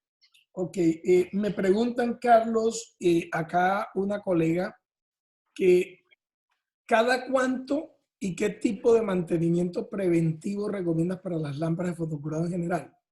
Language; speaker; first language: Spanish; native; Spanish